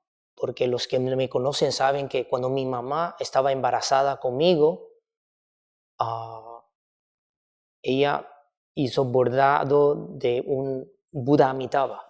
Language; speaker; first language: Spanish; non-native, fluent; Chinese